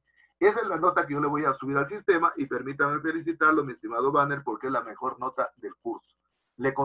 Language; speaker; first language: Spanish; native; Spanish